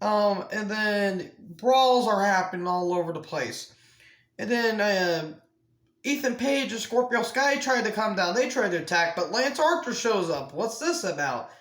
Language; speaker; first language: English; native; English